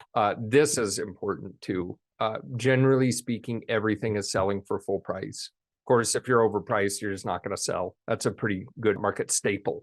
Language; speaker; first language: English; native; English